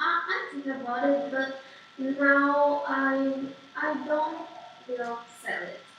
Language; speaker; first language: English; non-native, learner; Portuguese